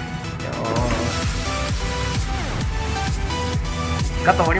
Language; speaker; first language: Japanese; native; Japanese